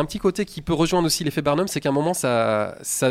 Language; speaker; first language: French; native; French